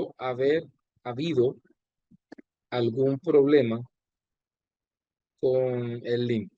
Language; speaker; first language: Spanish; native; Spanish